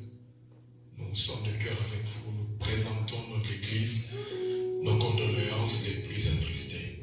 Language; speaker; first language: French; non-native, local second language; Lingala